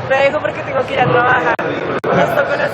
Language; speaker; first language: Spanish; native; Spanish